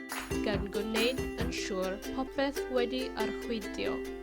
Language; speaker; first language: Welsh; non-native, learner; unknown